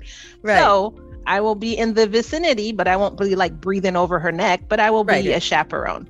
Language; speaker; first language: English; native; English